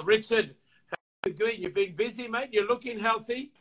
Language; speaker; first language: English; native; English